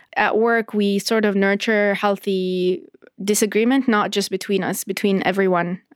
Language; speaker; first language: English; non-native, fluent; Arabic